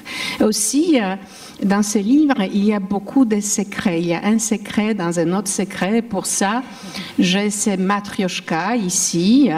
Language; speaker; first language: French; non-native, fluent; Polish